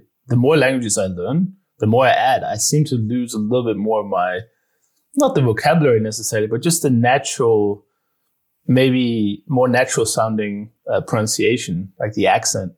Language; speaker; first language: English; non-native, fluent; Danish